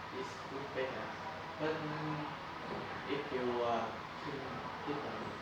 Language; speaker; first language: English; non-native, learner; Vietnamese